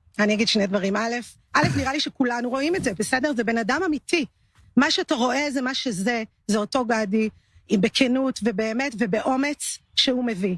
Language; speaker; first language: Hebrew; native; Hebrew